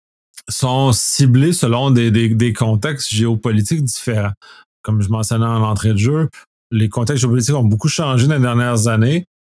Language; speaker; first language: French; native; French